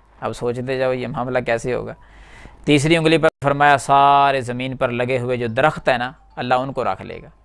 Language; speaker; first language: Urdu; native; Urdu